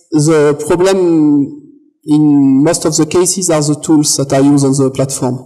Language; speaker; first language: English; non-native, fluent; French